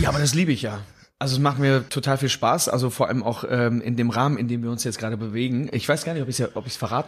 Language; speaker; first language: German; native; German